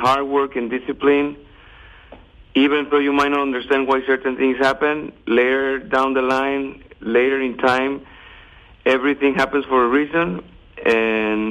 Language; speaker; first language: English; non-native, fluent; Spanish